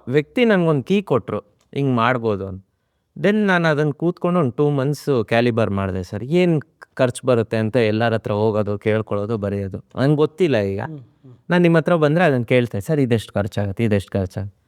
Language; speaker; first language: Kannada; native; Kannada